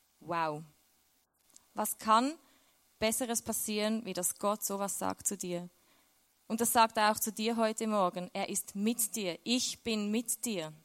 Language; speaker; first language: German; native; German